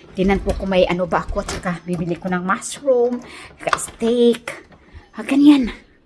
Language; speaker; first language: Filipino; native; Filipino